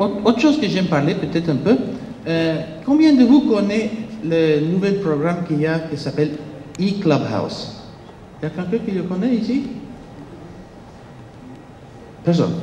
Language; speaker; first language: French; non-native, fluent; Spanish